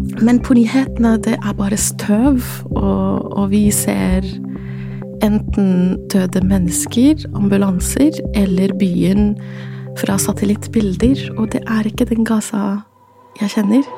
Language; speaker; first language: Norwegian; native; Norwegian